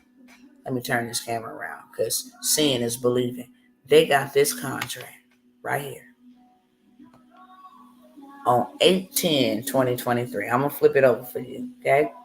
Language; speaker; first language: English; native; English